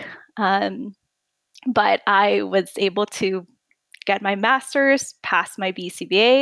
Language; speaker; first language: English; non-native, local second language; Filipino